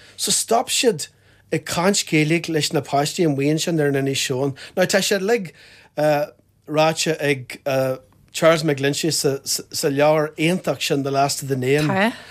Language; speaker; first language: Irish; non-native, local second language; English